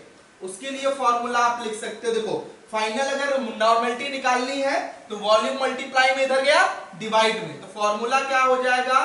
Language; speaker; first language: Hindi; native; Hindi